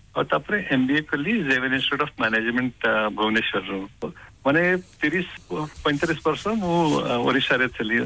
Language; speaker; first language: Odia; non-native, local second language; Marathi